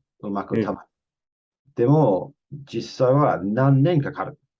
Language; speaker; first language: Japanese; non-native, fluent; English